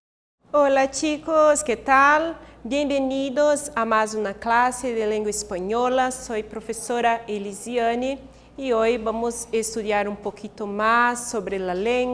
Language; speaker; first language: Spanish; non-native, learner; Portuguese